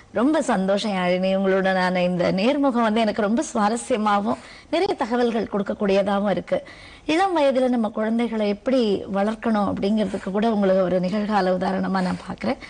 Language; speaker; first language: Tamil; native; Tamil